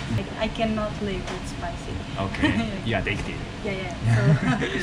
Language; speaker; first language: English; non-native, learner; Arabic